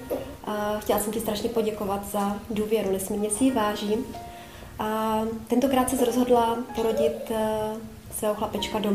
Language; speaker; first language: Czech; native; Czech